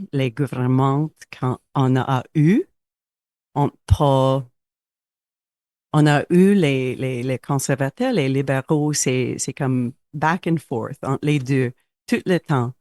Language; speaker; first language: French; non-native, local second language; English